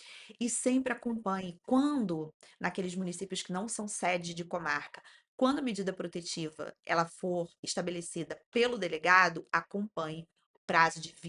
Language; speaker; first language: Portuguese; native; Portuguese